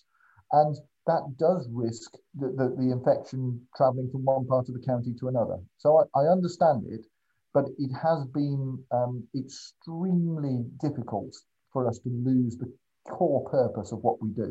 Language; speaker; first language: English; native; English